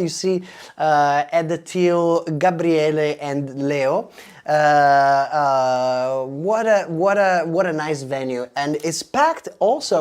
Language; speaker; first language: English; non-native, fluent; Italian